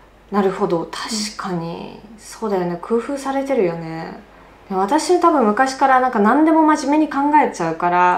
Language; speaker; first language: Japanese; non-native, fluent; Russian